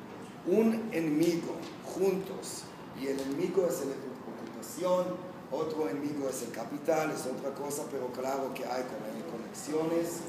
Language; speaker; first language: Spanish; non-native, fluent; Hebrew